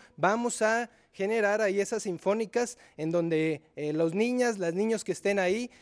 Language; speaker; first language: Spanish; native; Spanish